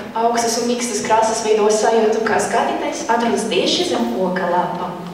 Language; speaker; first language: Latvian; non-native, local second language; Russian